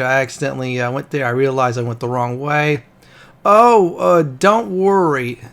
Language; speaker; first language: English; native; English